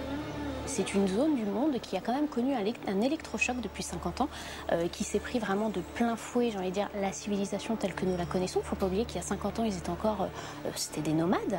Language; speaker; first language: French; native; French